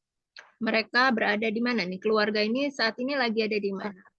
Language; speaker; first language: Indonesian; native; Indonesian